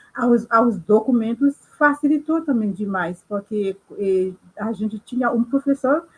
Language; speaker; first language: Portuguese; non-native, local second language; Haitian Creole